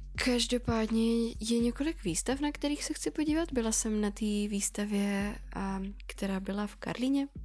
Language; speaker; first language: Czech; early bilingual, other home language; Russian